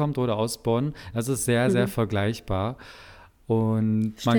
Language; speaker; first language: German; native; German